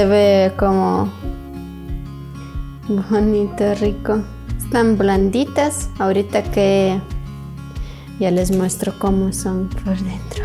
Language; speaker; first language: Spanish; non-native, fluent; Ukrainian